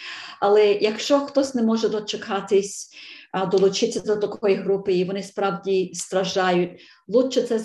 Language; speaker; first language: Ukrainian; early bilingual, heritage; Ukrainian